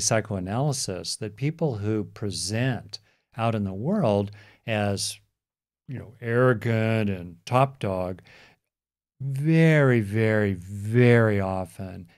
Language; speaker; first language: English; native; English